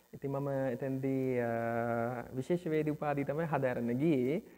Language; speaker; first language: Sinhala; early bilingual, other home language; Nepali